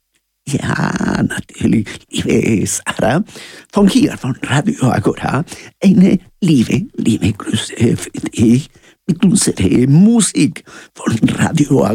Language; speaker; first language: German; non-native, learner; Spanish